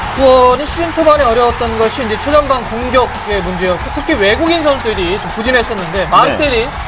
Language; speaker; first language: Korean; native; Korean